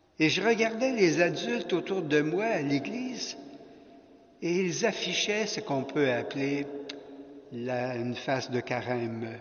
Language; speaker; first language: French; native; French